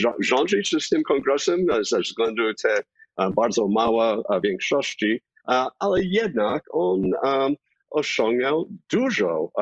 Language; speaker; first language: Polish; non-native, fluent; English